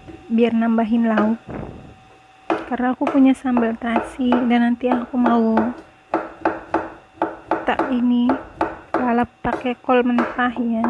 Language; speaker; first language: Indonesian; non-native, local second language; Javanese